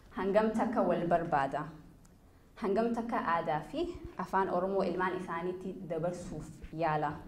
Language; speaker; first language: Oromo; early bilingual, heritage; Oromo